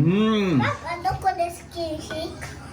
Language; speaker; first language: Japanese; early bilingual, heritage; Japanese